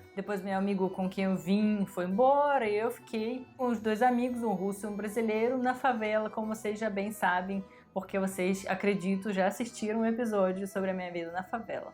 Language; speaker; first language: Portuguese; non-native, fluent; Russian